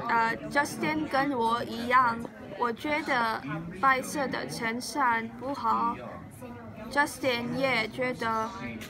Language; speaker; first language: Chinese; non-native, learner; English